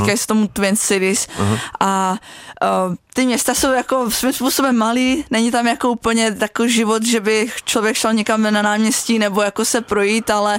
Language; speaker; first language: Czech; native; Czech